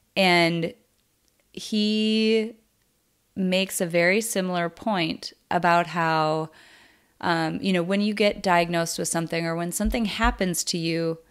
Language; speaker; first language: English; native; English